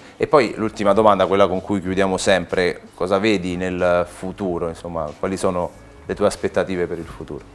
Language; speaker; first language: Italian; native; Italian